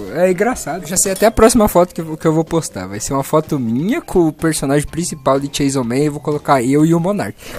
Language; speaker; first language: Portuguese; native; Portuguese